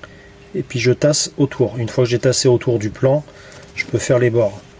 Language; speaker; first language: French; native; French